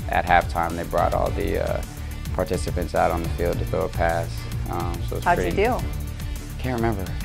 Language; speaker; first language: English; native; English